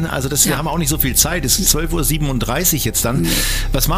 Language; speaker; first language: German; native; German